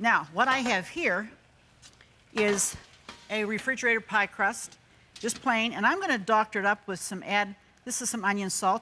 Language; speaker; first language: English; native; English